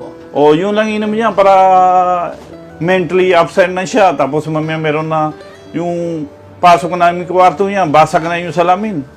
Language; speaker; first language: Filipino; non-native, learner; Punjabi